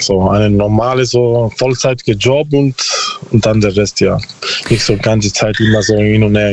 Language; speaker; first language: German; non-native, learner; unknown